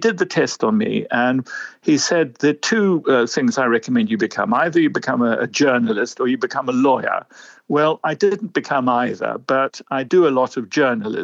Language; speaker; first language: English; native; English